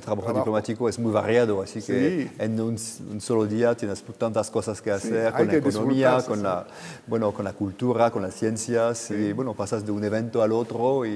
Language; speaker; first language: Spanish; non-native, fluent; French